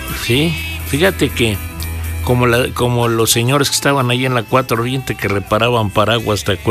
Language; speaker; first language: Spanish; native; Spanish